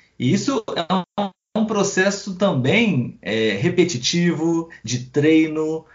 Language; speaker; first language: Portuguese; native; Portuguese